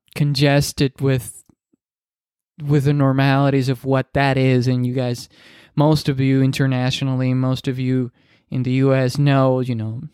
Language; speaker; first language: English; non-native, fluent; Spanish